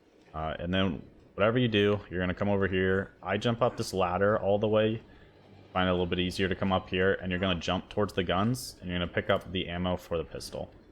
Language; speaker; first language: English; native; English